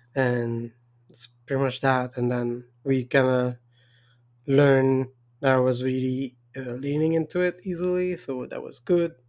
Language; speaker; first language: English; non-native, fluent; French